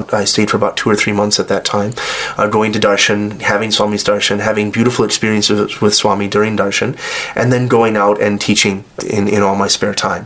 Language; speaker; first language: English; native; English